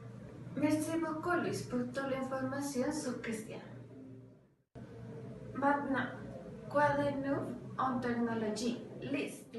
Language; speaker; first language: French; non-native, learner; Spanish